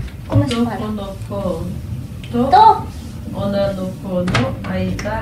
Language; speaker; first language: Japanese; non-native, learner; Portuguese